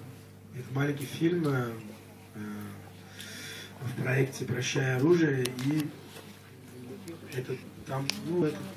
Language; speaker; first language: Russian; non-native, local second language; Georgian